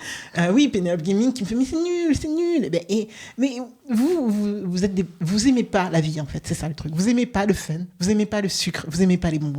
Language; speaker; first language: French; native; French